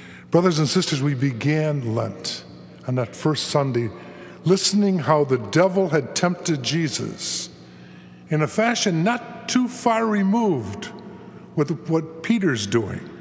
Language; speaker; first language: English; native; English